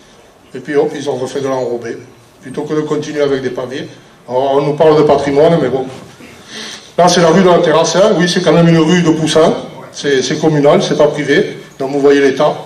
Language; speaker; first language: French; native; French